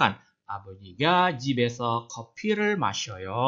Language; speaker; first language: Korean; non-native, fluent; Indonesian